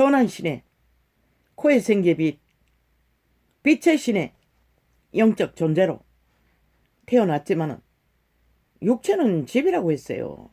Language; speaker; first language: Korean; native; Korean